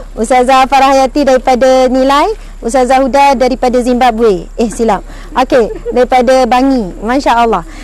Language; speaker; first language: Malay; native; Malay